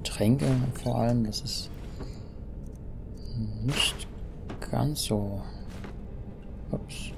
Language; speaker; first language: German; native; German